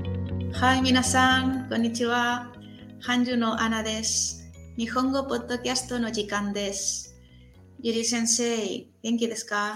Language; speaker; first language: Japanese; non-native, learner; Spanish